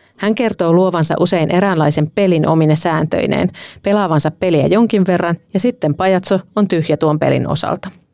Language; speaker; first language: Finnish; native; Finnish